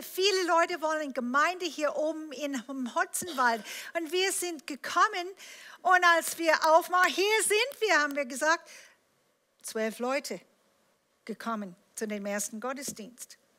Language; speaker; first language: German; non-native, fluent; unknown